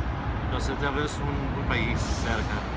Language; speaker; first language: Spanish; non-native, fluent; English